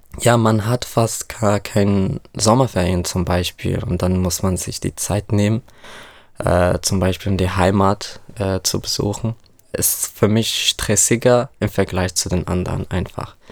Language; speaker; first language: German; non-native, fluent; Arabic